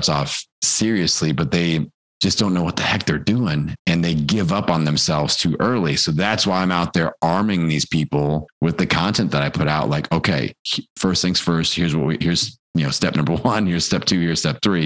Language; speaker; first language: English; native; English